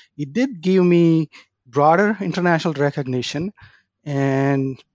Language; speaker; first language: English; non-native, local second language; Tamil